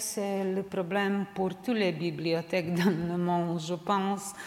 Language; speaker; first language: French; non-native, learner; Serbian